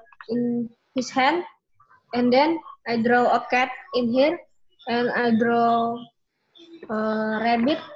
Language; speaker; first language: English; non-native, learner; Indonesian